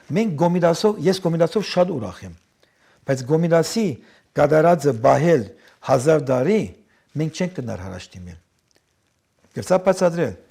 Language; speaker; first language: Armenian; early bilingual, heritage; Armenian